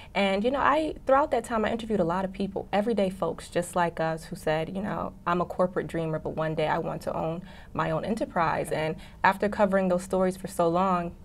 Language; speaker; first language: English; native; English